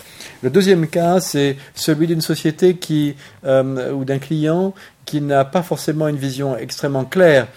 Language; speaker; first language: French; native; French